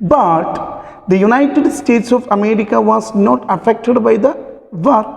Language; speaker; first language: English; non-native, local second language; Malayalam